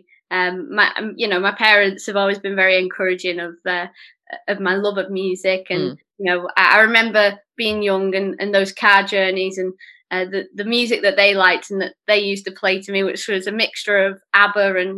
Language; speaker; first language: English; native; English